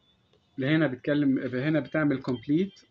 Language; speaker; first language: Arabic; native; Arabic